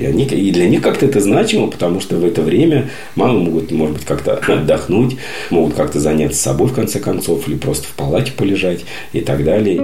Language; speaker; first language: Russian; native; Russian